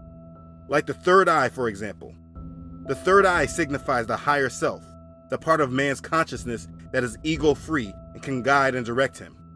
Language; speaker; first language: English; native; English